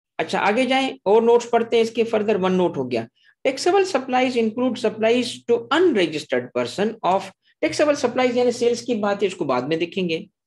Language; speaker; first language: Urdu; non-native, local second language; Sindhi